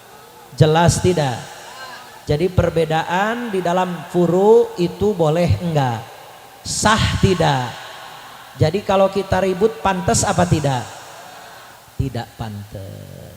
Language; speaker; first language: Indonesian; native; Indonesian